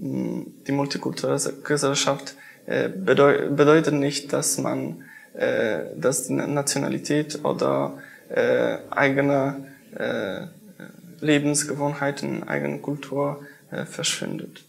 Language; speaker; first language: German; non-native, fluent; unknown